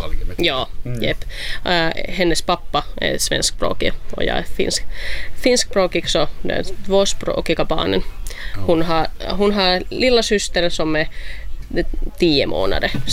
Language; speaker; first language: Swedish; non-native, local second language; Finnish